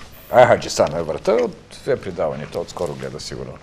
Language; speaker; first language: Bulgarian; native; Bulgarian